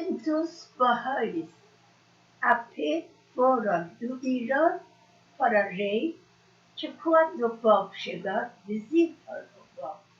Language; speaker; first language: Portuguese; non-native, learner; Persian